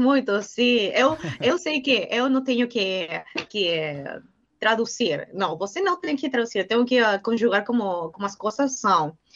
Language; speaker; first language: Portuguese; non-native, learner; Spanish